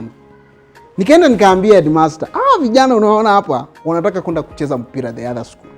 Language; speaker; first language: Swahili; native; Swahili